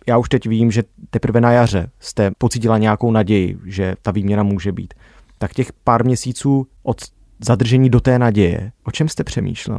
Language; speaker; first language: Czech; native; Czech